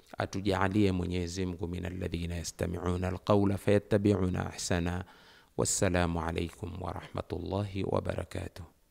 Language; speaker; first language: Swahili; native; Swahili